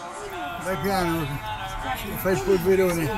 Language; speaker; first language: Italian; native; Italian